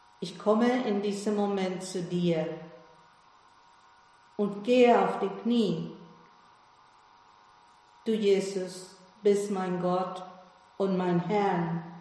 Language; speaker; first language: German; non-native, fluent; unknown